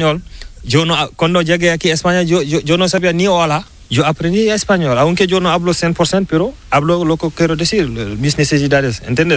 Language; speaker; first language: Spanish; non-native, learner; Fula